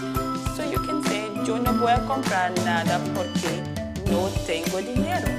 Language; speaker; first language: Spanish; non-native, fluent; English